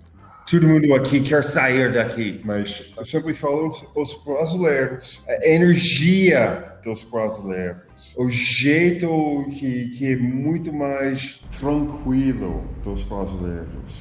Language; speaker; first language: Portuguese; non-native, fluent; English